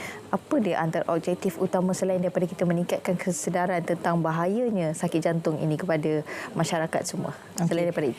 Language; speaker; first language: Malay; native; Malay